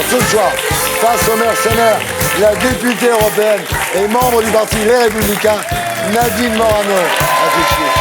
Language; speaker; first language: French; native; French